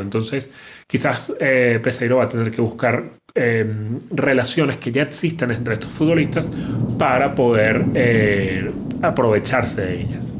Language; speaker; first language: Spanish; native; Spanish